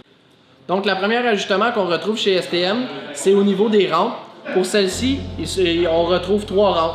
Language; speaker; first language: French; native; French